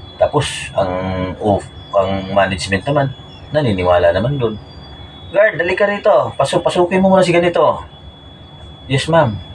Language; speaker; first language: Filipino; non-native, local second language; Hiligaynon